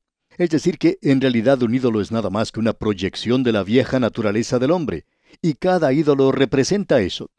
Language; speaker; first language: Spanish; native; Spanish